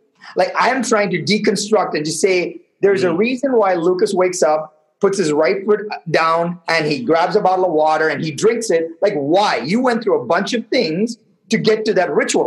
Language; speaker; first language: English; non-native, local second language; Tamil